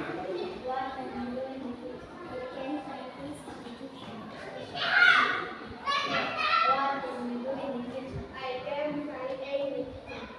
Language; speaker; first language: English; non-native, learner; Indonesian